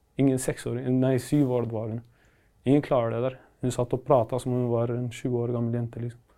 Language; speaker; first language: Norwegian; early bilingual, other home language; Arabic